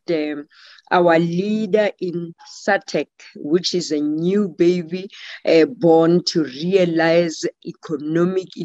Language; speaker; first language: English; non-native, local second language; Tswana